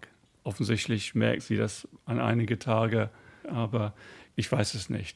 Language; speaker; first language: German; non-native, fluent; English